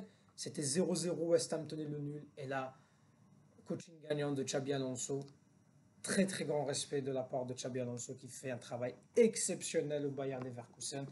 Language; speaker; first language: French; native; French